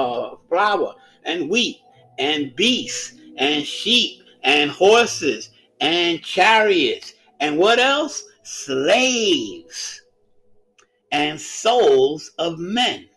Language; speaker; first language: English; native; English